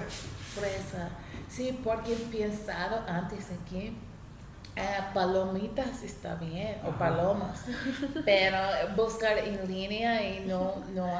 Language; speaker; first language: Spanish; non-native, learner; English